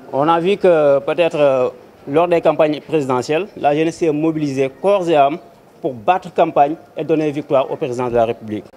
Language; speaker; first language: French; non-native, local second language; Wolof